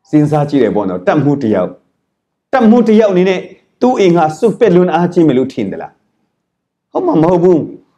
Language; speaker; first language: Burmese; non-native, local second language; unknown